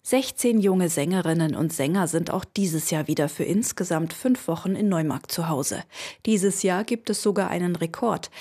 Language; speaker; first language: German; native; German